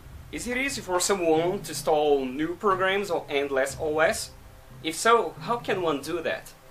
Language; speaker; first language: English; non-native, fluent; Portuguese